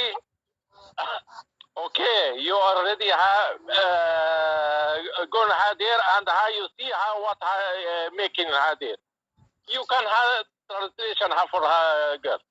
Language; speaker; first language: English; non-native, learner; Arabic